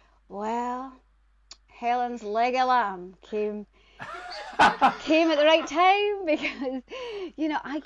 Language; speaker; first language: English; native; English